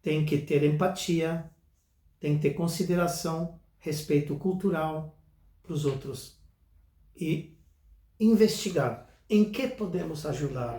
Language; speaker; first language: Portuguese; non-native, fluent; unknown